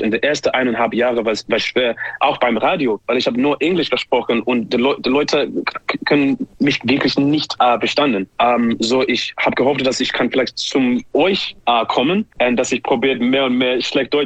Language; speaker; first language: German; non-native, learner; English